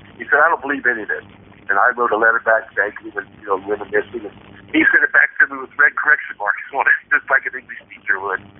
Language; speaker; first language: English; native; English